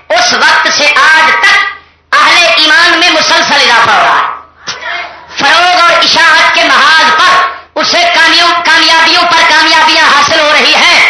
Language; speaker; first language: Urdu; non-native, local second language; Punjabi